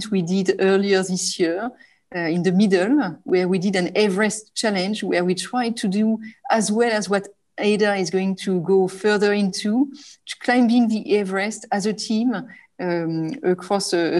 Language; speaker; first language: English; non-native, fluent; French